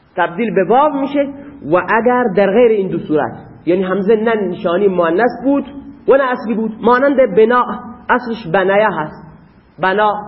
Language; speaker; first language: Persian; non-native, local second language; Baluchi